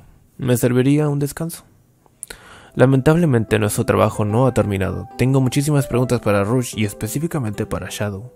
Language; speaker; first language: Spanish; native; Spanish